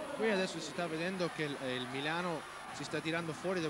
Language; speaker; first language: Italian; native; Italian